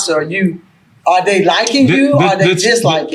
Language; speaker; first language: English; native; English